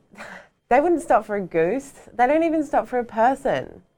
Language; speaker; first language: English; native; English